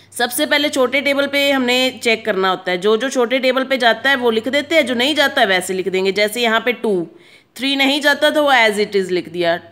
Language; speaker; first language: Hindi; non-native, local second language; Punjabi